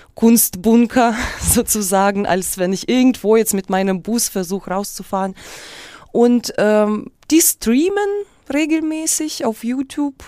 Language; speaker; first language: German; non-native, fluent; Russian